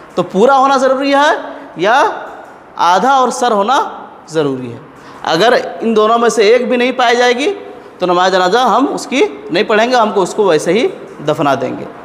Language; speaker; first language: Urdu; native; Urdu